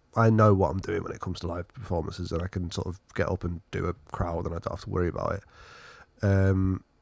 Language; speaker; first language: English; native; English